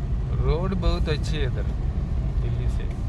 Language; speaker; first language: Hindi; non-native, local second language; Malayalam